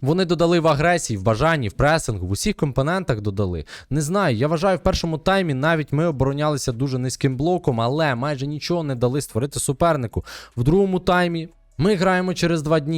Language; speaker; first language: Ukrainian; native; Ukrainian